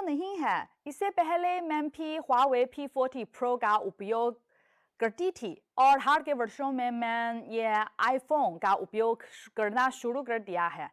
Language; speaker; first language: Hindi; non-native, fluent; Chinese